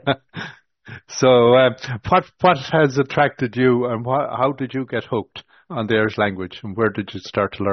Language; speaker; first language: English; native; English